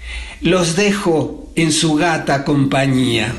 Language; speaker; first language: Spanish; native; Spanish